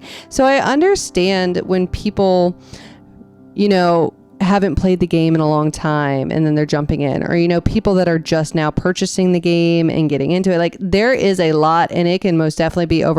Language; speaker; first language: English; native; English